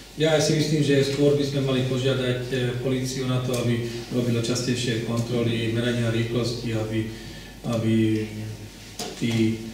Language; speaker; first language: Slovak; native; Slovak